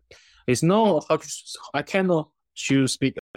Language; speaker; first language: English; non-native, learner; Chinese